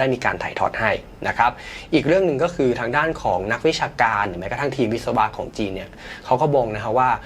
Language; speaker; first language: Thai; native; Thai